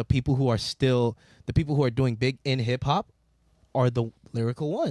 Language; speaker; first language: English; native; English